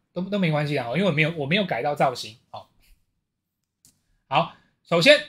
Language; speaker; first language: Chinese; native; Chinese